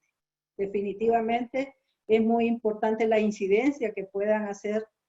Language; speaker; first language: Spanish; native; Spanish